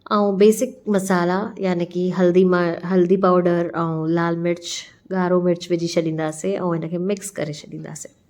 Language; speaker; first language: Sindhi; early bilingual, heritage; Sindhi